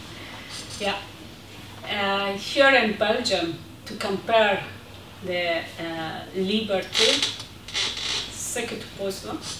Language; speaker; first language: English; non-native, fluent; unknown